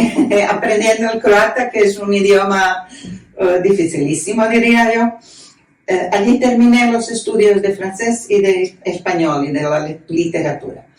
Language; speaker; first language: Spanish; non-native, fluent; Croatian